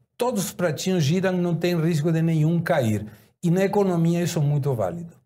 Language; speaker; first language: Portuguese; non-native, fluent; Spanish